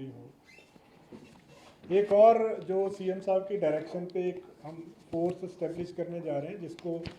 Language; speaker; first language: Hindi; non-native, local second language; Punjabi